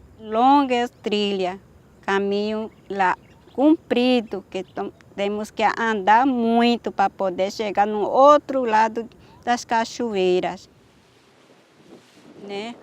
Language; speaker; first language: Portuguese; non-native, local second language; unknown